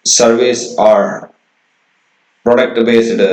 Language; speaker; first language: English; non-native, local second language; Kannada